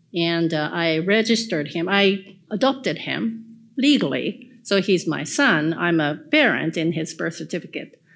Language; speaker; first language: English; early bilingual, other home language; Korean